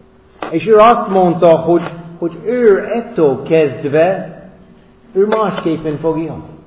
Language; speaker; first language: Hungarian; non-native, fluent; English